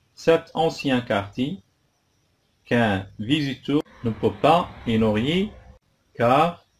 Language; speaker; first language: French; non-native, local second language; Arabic